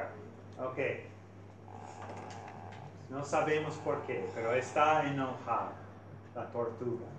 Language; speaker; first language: Spanish; non-native, fluent; English